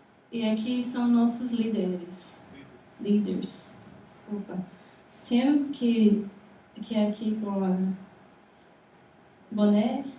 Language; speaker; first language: Portuguese; non-native, fluent; English